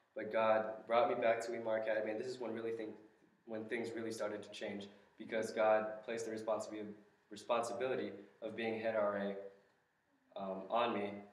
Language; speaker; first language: English; native; English